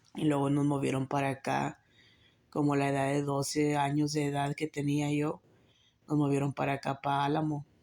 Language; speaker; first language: Spanish; early bilingual, heritage; Spanish